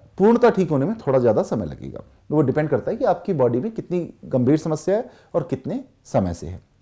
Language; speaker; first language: Hindi; native; Hindi